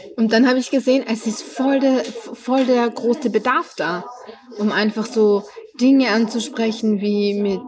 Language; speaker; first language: German; early bilingual, other home language; Arabic